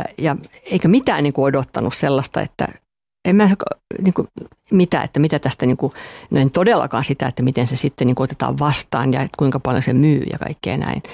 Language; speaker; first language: Finnish; non-native, local second language; Swedish